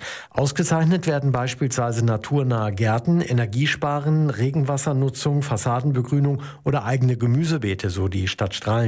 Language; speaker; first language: German; native; German